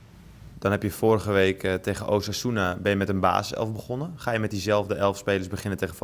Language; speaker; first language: Dutch; native; Dutch